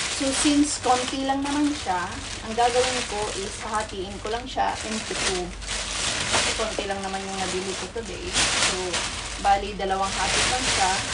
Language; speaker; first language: Filipino; non-native, local second language; Hiligaynon